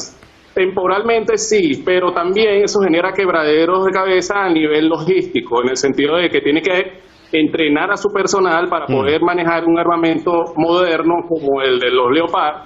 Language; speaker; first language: Spanish; native; Spanish